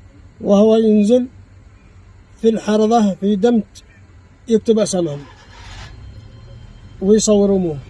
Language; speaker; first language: Arabic; native; Arabic